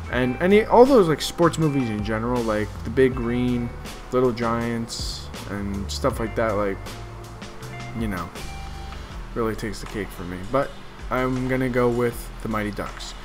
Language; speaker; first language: English; native; English